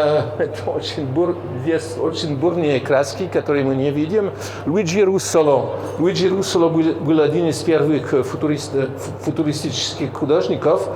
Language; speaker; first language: Russian; non-native, fluent; French